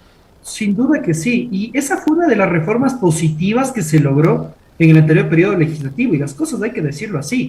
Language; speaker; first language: Spanish; native; Spanish